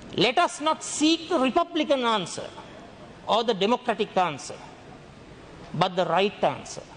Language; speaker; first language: English; non-native, local second language; Sinhala